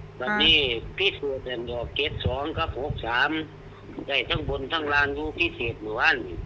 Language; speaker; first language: Thai; non-native, local second language; Lao